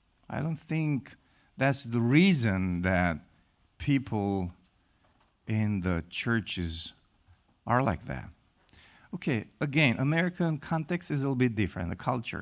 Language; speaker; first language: English; non-native, fluent; Romanian